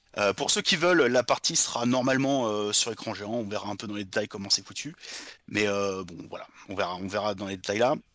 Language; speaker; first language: French; native; French